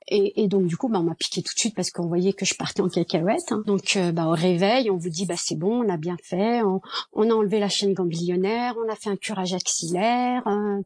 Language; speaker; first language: French; early bilingual, other home language; Kabyle